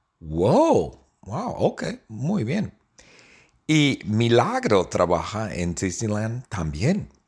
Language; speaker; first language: Spanish; non-native, fluent; English